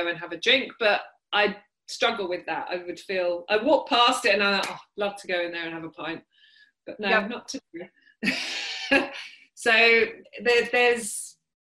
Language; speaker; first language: English; native; English